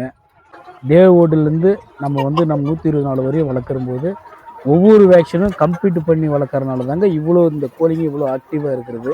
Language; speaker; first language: Tamil; native; Tamil